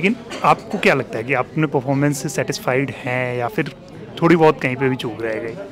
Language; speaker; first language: Hindi; native; Hindi